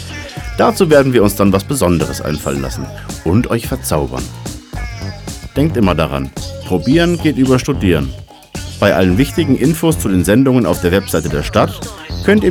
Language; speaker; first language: German; native; German